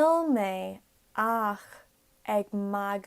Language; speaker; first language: Irish; non-native, learner; English